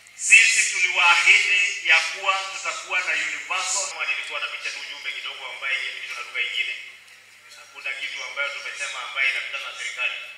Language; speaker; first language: Swahili; non-native, local second language; Kikuyu